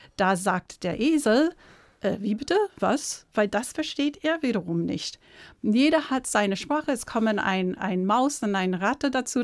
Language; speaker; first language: German; non-native, fluent; English